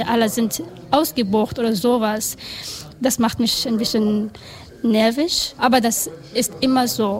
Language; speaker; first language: German; non-native, learner; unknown